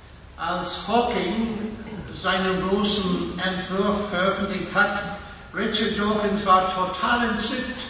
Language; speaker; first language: German; non-native, fluent; English